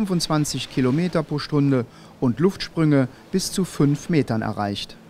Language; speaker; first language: German; native; German